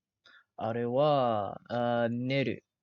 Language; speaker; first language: Japanese; non-native, learner; Malay